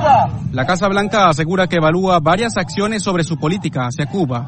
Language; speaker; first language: Spanish; native; Spanish